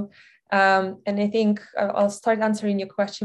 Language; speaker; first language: English; non-native, fluent; Russian